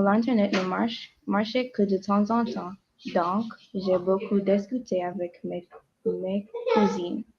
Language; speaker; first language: French; non-native, learner; English